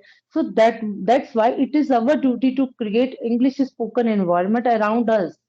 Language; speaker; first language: English; non-native, local second language; Punjabi